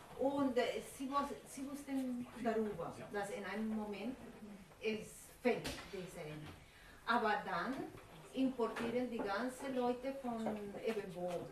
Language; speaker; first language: German; non-native, learner; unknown